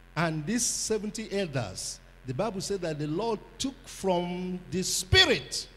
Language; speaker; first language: English; non-native, local second language; Igbo